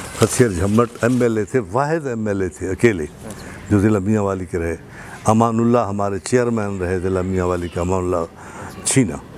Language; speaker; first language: Urdu; non-native, local second language; Saraiki